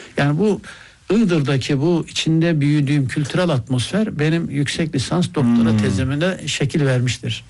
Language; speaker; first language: Turkish; native; Turkish